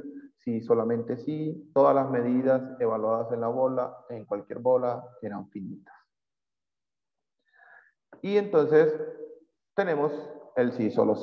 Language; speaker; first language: Spanish; native; Spanish